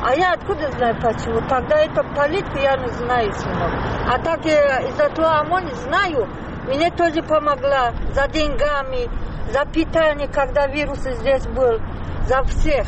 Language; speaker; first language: Russian; non-native, learner; Tajik